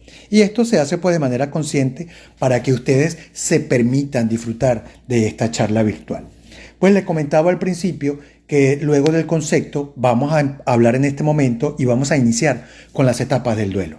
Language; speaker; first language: Spanish; native; Spanish